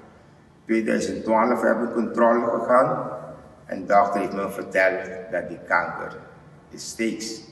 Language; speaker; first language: Dutch; non-native, learner; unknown